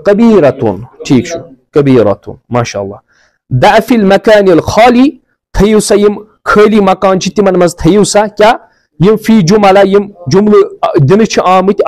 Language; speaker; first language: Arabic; non-native, fluent; Kashmiri